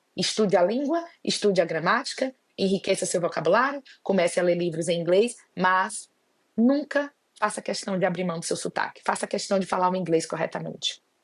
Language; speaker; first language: Portuguese; native; Portuguese